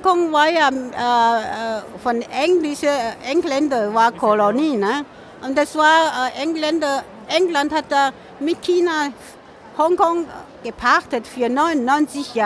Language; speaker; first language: German; non-native, fluent; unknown